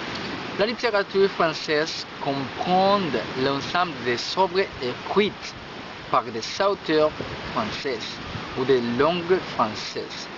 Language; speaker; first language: French; non-native, learner; Spanish